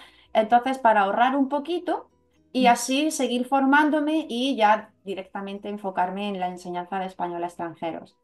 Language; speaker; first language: Spanish; native; Spanish